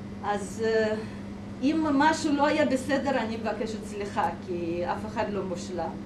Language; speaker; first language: Hebrew; non-native, fluent; Russian